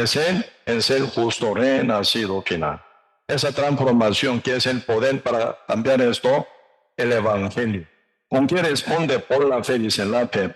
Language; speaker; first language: Spanish; non-native, learner; Korean